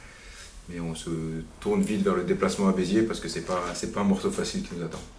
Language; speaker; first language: French; native; French